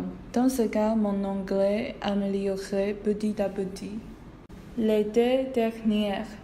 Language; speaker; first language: French; non-native, learner; Chinese